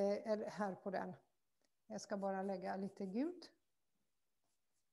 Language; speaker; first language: Swedish; non-native, fluent; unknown